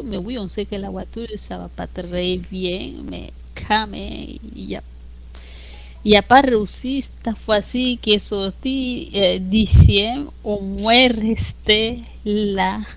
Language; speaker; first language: French; non-native, fluent; Spanish